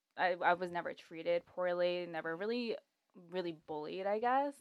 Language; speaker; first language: English; native; English